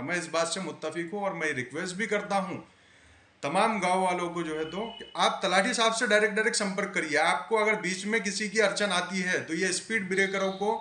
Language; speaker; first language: Hindi; non-native, local second language; Marathi